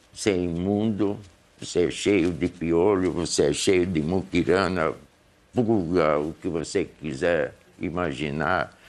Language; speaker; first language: Portuguese; early bilingual, other home language; Hungarian